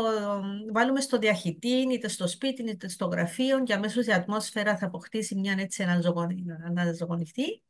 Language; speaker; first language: Greek; native; Greek